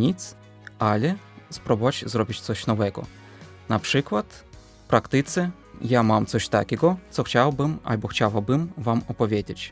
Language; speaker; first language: Polish; non-native, fluent; Russian